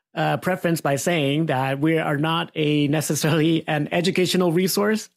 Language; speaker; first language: English; native; English